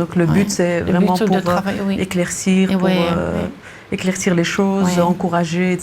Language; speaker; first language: French; native; French